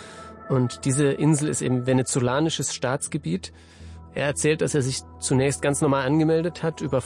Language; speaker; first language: German; native; German